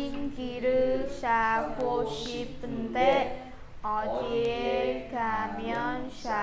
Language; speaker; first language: Korean; non-native, learner; Vietnamese